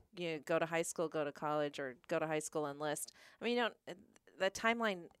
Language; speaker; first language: English; native; English